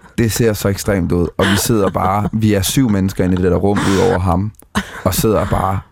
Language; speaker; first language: Danish; native; Danish